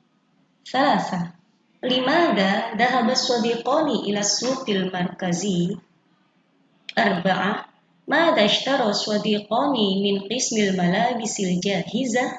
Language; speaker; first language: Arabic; non-native, fluent; Indonesian